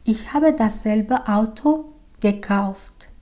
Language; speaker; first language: German; non-native, fluent; Persian